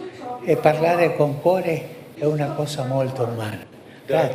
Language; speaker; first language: Italian; non-native, fluent; Spanish